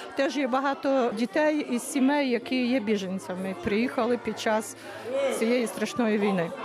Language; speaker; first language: Ukrainian; native; Ukrainian